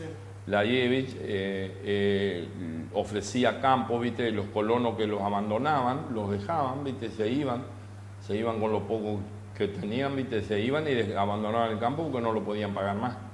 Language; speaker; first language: Spanish; native; Spanish